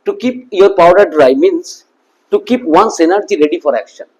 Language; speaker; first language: English; non-native, local second language; Bangla